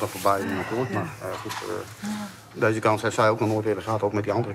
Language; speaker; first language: Dutch; native; Dutch